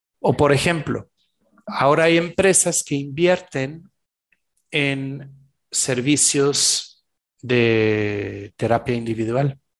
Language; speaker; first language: Spanish; non-native, fluent; French